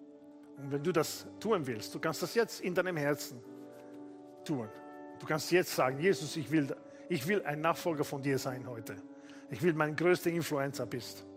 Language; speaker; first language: German; non-native, fluent; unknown